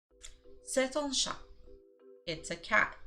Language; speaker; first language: French; non-native, learner; English